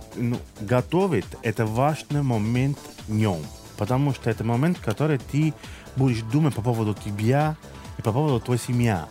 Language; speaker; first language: Russian; non-native, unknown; Italian